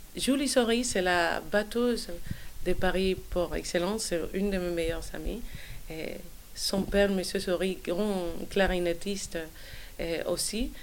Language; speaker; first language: French; non-native, fluent; Spanish